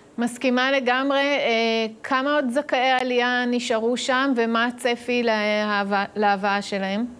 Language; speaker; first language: Hebrew; native; Hebrew